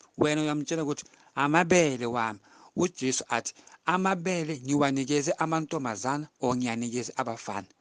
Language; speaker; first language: Zulu; non-native, local second language; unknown